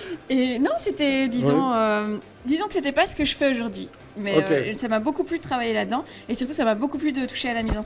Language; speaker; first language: French; native; French